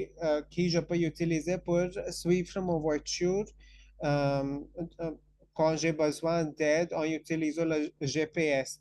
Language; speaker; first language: French; non-native, fluent; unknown